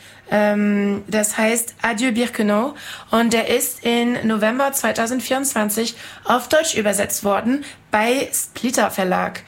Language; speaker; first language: German; non-native, fluent; French